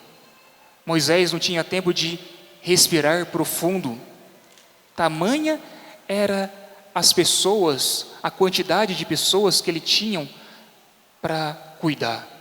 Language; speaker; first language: Portuguese; native; Portuguese